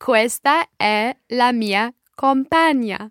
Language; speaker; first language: Italian; non-native, learner; English